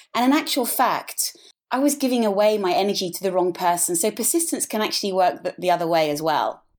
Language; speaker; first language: English; native; English